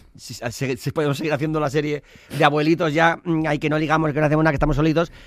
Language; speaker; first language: Spanish; native; Spanish